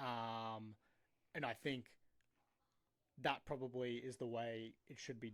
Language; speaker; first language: English; native; English